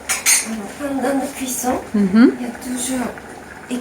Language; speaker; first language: French; non-native, fluent; Japanese